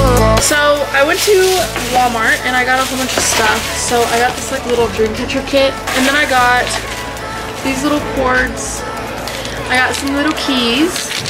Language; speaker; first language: English; native; English